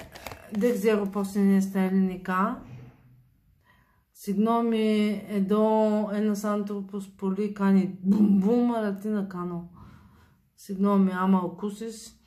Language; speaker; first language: Greek; non-native, learner; Bulgarian